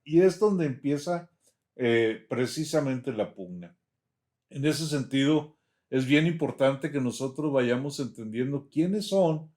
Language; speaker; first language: Spanish; native; Spanish